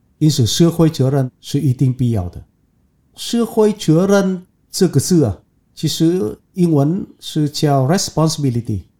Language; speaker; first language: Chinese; non-native, fluent; Vietnamese